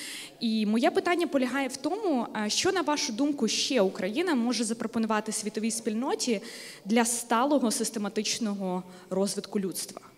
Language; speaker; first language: Ukrainian; native; Ukrainian